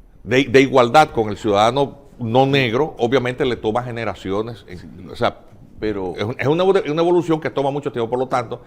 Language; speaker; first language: Spanish; native; Spanish